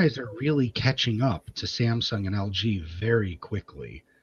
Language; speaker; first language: English; native; English